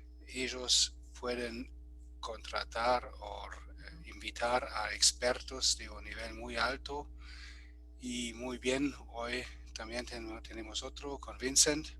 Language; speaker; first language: Spanish; non-native, fluent; German